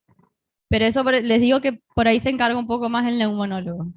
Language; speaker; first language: Spanish; native; Spanish